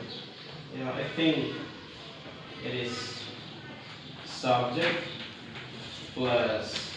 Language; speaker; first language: English; non-native, learner; Indonesian